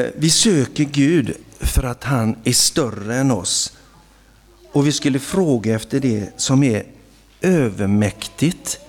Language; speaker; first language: Swedish; native; Swedish